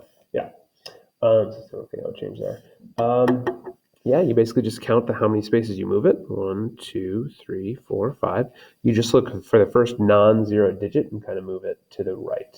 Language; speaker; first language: English; native; English